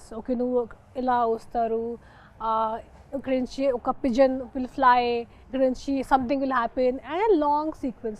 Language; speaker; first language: Telugu; non-native, local second language; Hindi